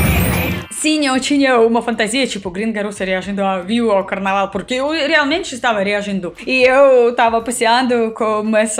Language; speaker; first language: Portuguese; non-native, fluent; Russian